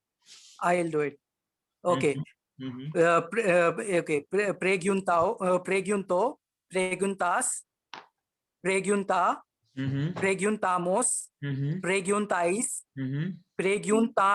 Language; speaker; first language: Spanish; non-native, learner; Hindi